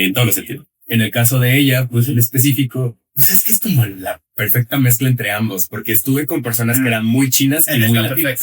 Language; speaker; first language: Spanish; native; Spanish